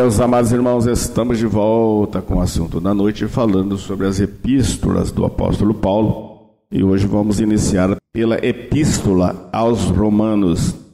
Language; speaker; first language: Portuguese; native; Portuguese